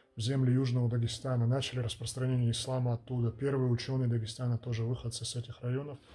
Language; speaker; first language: Russian; non-native, local second language; Lezghian